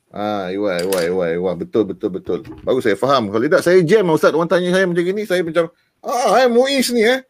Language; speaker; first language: Malay; native; Malay